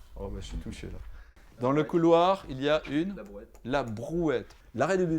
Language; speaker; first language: French; native; French